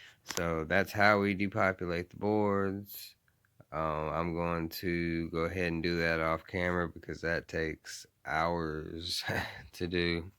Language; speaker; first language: English; native; English